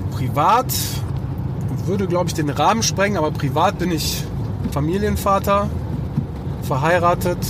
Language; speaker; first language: German; early bilingual, other home language; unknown